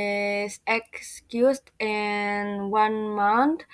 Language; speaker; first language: English; non-native, learner; Indonesian